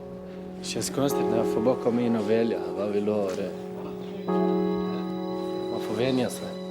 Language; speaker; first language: Swedish; early bilingual, other home language; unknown